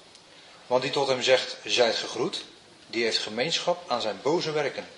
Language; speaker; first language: Dutch; non-native, fluent; English